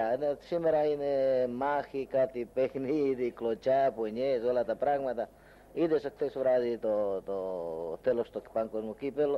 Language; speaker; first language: Greek; non-native, learner; Hungarian